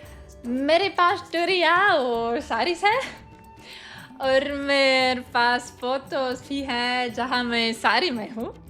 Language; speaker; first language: Hindi; non-native, learner; Russian